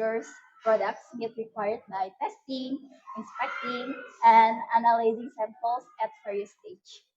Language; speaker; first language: English; non-native, learner; Indonesian